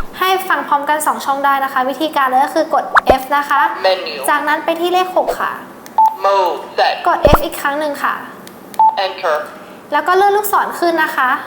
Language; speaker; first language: Thai; native; Thai